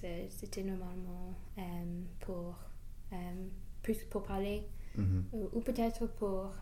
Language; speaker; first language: French; non-native, learner; English